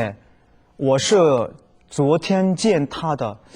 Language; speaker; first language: Chinese; non-native, fluent; Korean